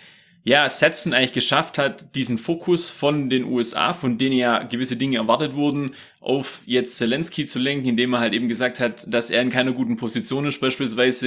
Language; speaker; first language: German; native; German